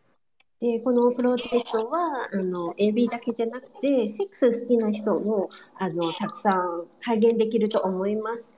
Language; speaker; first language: Japanese; non-native, fluent; Chinese